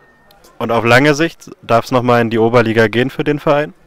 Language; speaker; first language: German; native; German